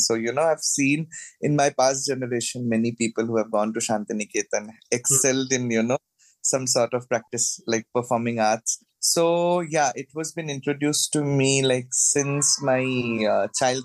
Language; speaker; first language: English; non-native, local second language; Bangla